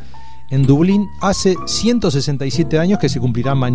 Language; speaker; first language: Spanish; native; Spanish